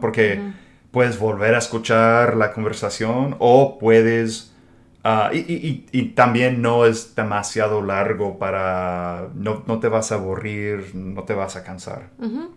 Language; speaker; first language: Spanish; non-native, fluent; English